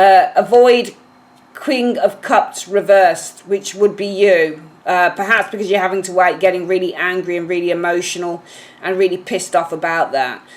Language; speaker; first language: English; native; English